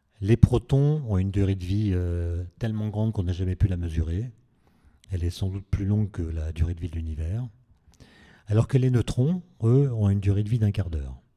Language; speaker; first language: French; native; French